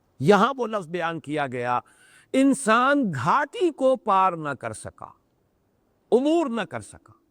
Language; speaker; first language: Urdu; native; Urdu